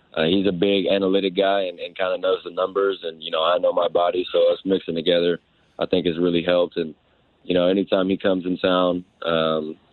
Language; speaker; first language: English; native; English